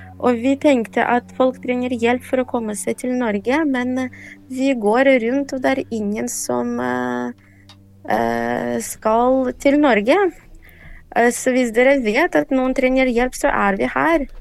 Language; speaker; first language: Norwegian; non-native, fluent; Ukrainian